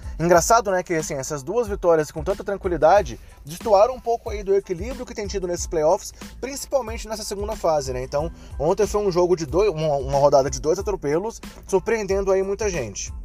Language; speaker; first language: Portuguese; native; Portuguese